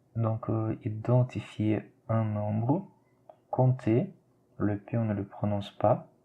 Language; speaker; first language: French; non-native, fluent; Portuguese